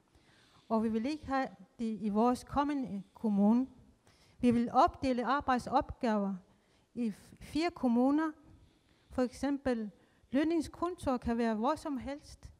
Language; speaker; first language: Danish; non-native, local second language; Kalaallisut